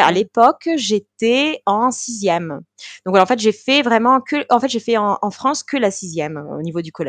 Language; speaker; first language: French; early bilingual, heritage; French